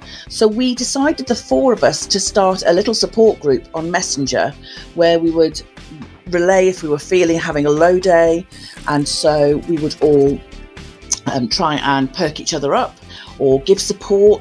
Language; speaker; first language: English; native; English